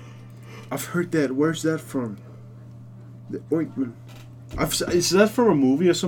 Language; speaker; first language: English; non-native, fluent; Danish